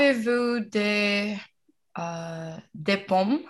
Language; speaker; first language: French; non-native, learner; English